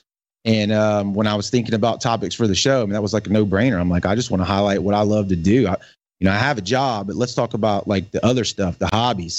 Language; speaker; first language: English; native; English